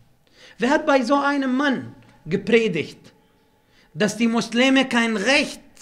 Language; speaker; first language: German; non-native, fluent; Arabic